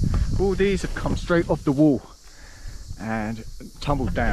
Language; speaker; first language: English; native; English